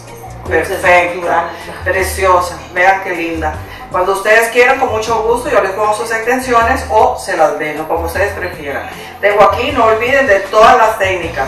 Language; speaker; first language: Spanish; native; Spanish